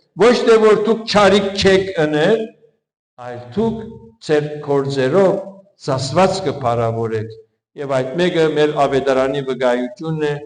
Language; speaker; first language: Armenian; early bilingual, heritage; Armenian